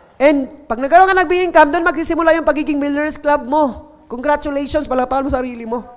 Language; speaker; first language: Filipino; non-native, local second language; Cebuano